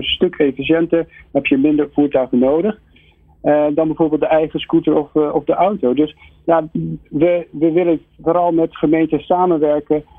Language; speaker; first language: Dutch; native; Dutch